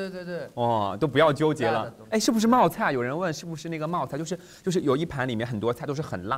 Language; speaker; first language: Chinese; native; Chinese